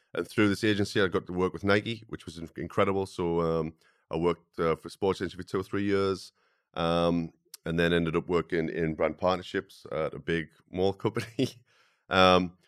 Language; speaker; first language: English; native; English